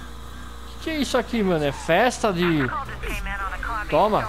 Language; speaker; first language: Portuguese; native; Portuguese